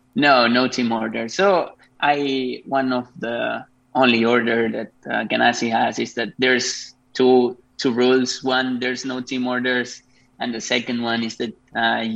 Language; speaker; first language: English; non-native, fluent; Spanish